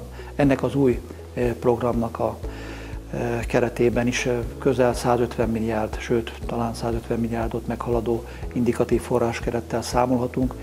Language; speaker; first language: Hungarian; native; Hungarian